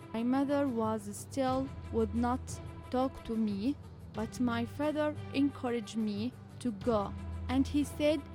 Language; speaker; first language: English; non-native, learner; Arabic